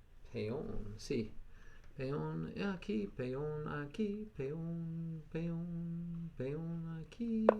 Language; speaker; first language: Spanish; non-native, learner; English